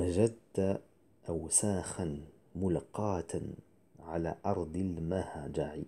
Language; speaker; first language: Arabic; non-native, fluent; French